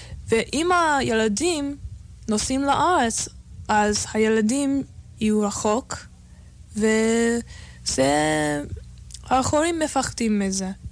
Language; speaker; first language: Hebrew; non-native, learner; English